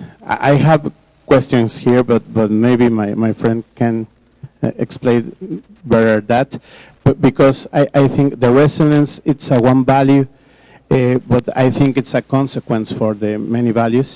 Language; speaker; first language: English; non-native, learner; Spanish